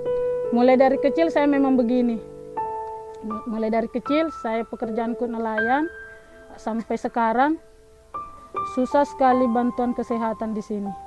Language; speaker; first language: Indonesian; non-native, local second language; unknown